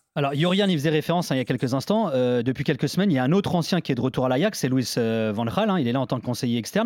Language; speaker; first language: French; native; French